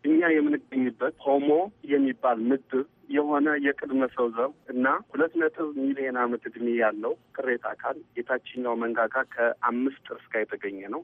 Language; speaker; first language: Amharic; native; Amharic